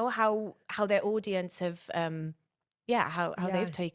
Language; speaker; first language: English; native; English